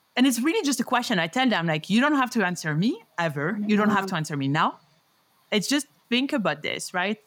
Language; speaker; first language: English; non-native, fluent; French